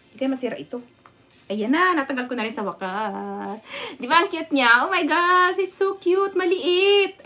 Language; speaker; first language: Filipino; non-native, local second language; Cebuano